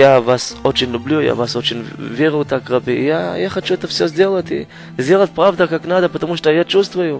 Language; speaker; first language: Russian; non-native, learner; Hebrew